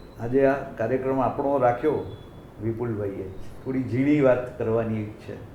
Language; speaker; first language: Gujarati; native; Gujarati